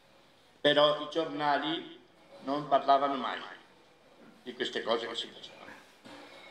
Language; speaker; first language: Italian; non-native, fluent; Catalan